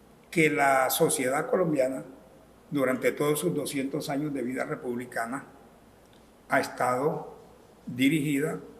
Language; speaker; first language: Spanish; native; Spanish